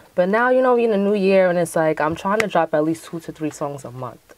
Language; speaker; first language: English; native; English